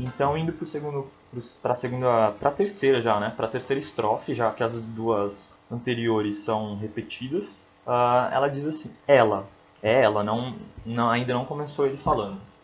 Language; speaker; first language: Portuguese; native; Portuguese